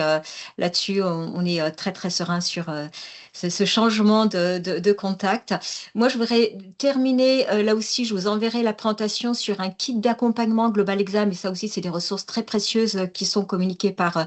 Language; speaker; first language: French; native; French